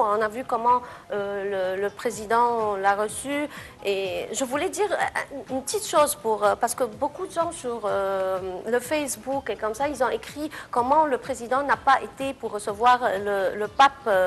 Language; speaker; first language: French; non-native, fluent; Arabic